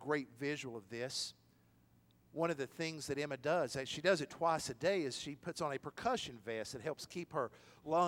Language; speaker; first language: English; native; English